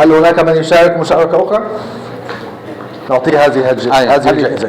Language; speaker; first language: Arabic; native; Arabic